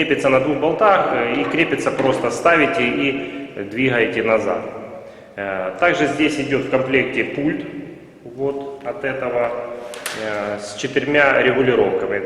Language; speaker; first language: Russian; native; Russian